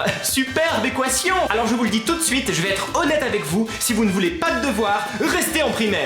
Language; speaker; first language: French; native; French